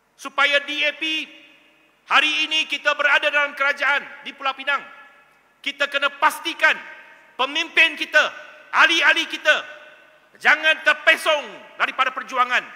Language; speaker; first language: Malay; non-native, local second language; Chinese